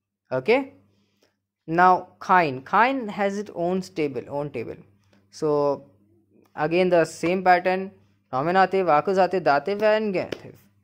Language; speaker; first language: English; non-native, local second language; Hindi